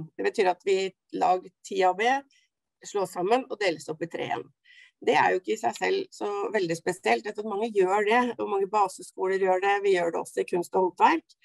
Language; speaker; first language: Norwegian; native; Norwegian